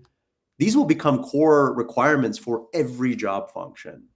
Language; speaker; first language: English; native; English